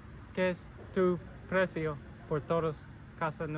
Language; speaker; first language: Spanish; non-native, learner; English